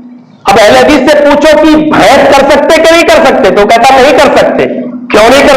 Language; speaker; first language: Urdu; native; Urdu